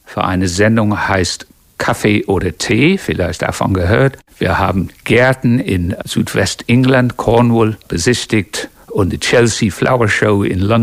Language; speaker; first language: German; non-native, fluent; English